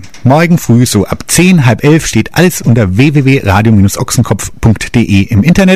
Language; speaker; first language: German; native; German